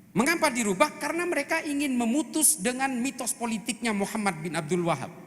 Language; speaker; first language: Indonesian; non-native, local second language; Madurese